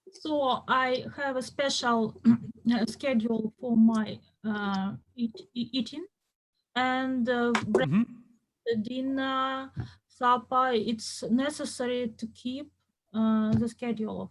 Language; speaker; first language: English; non-native, fluent; Russian